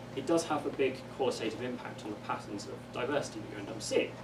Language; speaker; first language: English; native; English